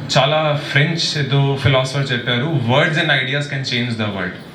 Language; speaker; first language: Telugu; non-native, local second language; Hindi